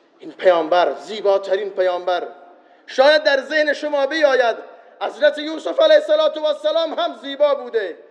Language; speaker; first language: Persian; non-native, local second language; Baluchi